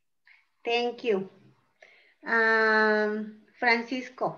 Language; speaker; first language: English; non-native, fluent; Spanish